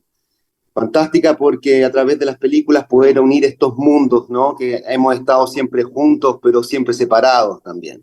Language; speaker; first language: Spanish; native; Spanish